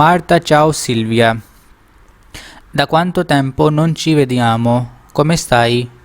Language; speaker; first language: Italian; non-native, learner; Urdu